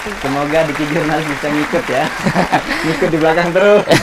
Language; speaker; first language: Indonesian; native; Indonesian